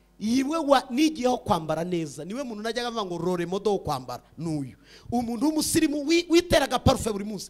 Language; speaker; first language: Kinyarwanda; early bilingual, heritage; Kinyarwanda